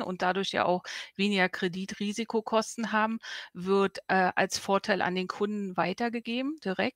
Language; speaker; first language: German; native; German